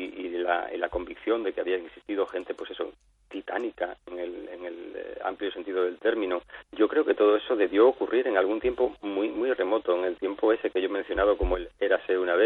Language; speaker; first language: Spanish; native; Spanish